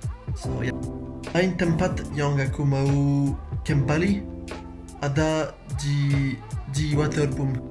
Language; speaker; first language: Indonesian; non-native, learner; French